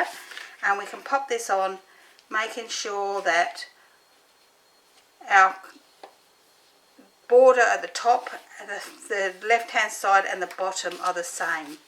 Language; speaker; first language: English; native; English